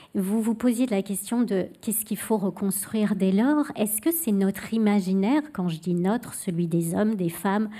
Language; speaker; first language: French; native; French